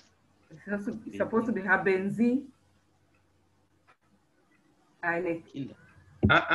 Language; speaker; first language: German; non-native, learner; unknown